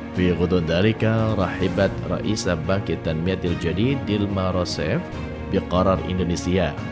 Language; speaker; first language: Arabic; non-native, fluent; Indonesian